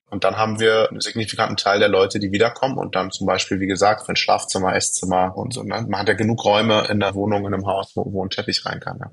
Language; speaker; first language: German; early bilingual, other home language; Persian